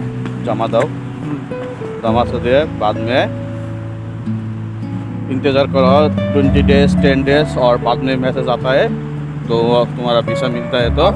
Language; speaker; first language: Hindi; non-native, learner; Nepali